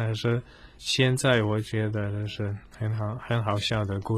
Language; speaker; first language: Chinese; non-native, fluent; Polish